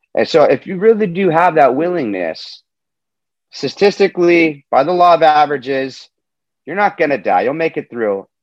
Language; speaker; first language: English; native; English